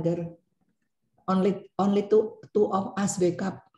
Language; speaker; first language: English; non-native, learner; Indonesian